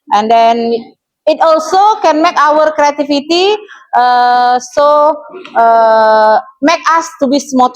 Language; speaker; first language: English; non-native, learner; Indonesian